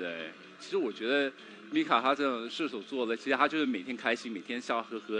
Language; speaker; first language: Chinese; native; Chinese